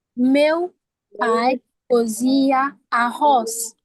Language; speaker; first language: Portuguese; non-native, learner; English